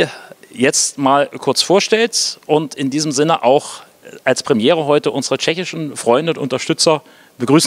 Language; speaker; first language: German; native; German